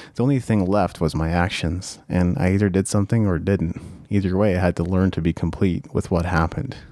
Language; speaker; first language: English; early bilingual, other home language; Japanese